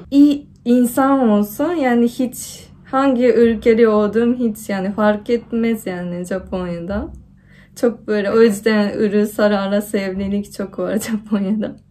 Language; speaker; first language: Turkish; non-native, fluent; Japanese